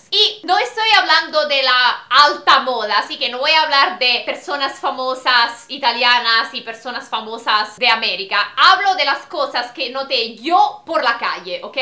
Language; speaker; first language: Spanish; non-native, fluent; Italian